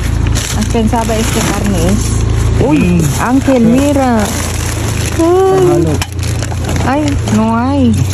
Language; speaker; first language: Spanish; non-native, learner; Filipino